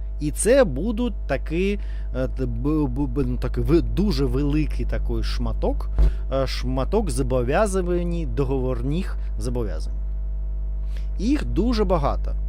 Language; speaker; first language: Ukrainian; non-native, learner; Russian